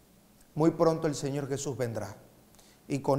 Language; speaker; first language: Spanish; native; Spanish